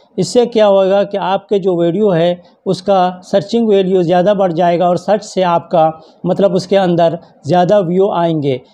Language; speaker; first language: Urdu; native; Urdu